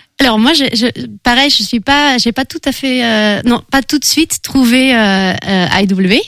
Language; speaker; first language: French; non-native, fluent; Dutch